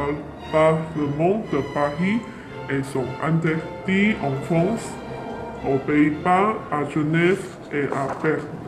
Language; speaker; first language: French; non-native, learner; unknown